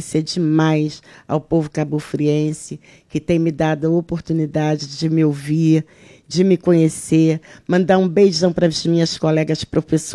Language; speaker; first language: Portuguese; native; Portuguese